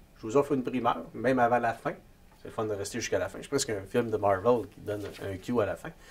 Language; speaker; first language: French; native; French